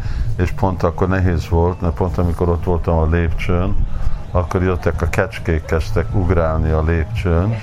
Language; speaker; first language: Hungarian; early bilingual, heritage; Hungarian